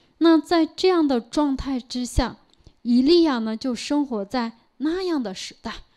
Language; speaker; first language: Chinese; non-native, local second language; Korean